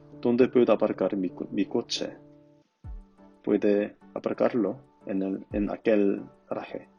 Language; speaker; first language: Spanish; non-native, learner; Korean